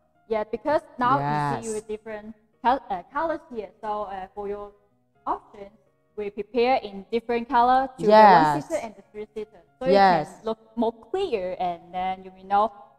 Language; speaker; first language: English; non-native, fluent; Chinese